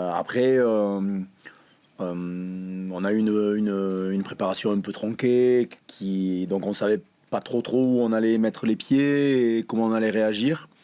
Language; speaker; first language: French; native; French